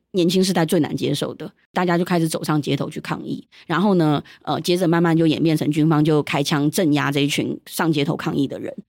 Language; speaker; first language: Chinese; early bilingual, heritage; Chinese